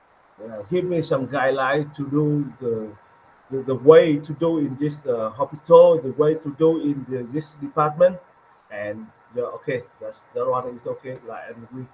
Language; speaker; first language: English; non-native, learner; Vietnamese